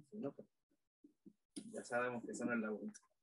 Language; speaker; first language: Spanish; native; Spanish